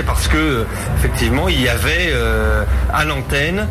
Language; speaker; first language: French; native; French